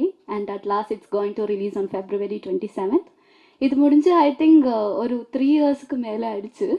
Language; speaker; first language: Tamil; non-native, learner; Malayalam